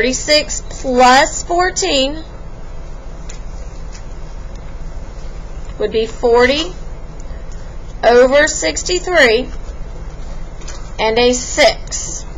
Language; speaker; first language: English; native; English